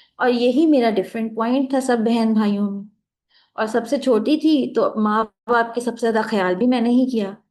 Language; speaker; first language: Urdu; native; Urdu